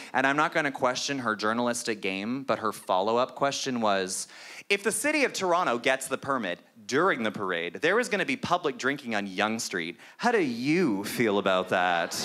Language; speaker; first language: English; native; English